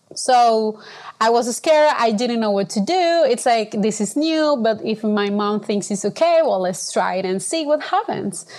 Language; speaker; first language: English; non-native, fluent; Spanish